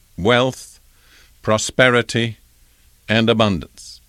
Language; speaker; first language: English; native; English